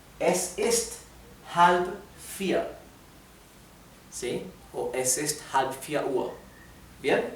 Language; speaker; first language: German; non-native, fluent; Spanish